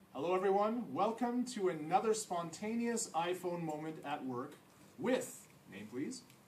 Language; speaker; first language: English; native; English